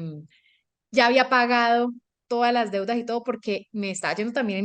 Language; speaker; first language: Spanish; native; Spanish